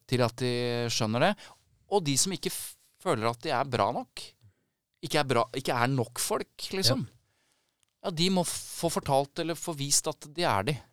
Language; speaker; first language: Norwegian; native; Norwegian